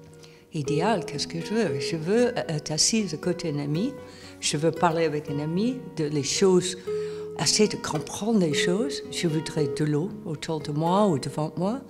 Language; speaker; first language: French; non-native, fluent; English